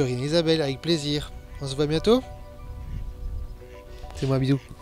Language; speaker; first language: French; native; French